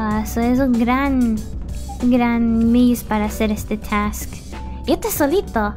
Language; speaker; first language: Spanish; early bilingual, heritage; Spanish